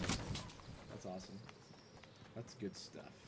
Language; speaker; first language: English; native; English